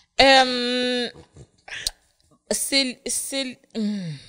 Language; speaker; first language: French; native; French